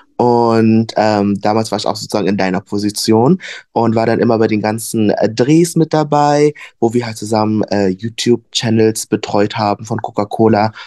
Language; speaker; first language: German; early bilingual, other home language; Vietnamese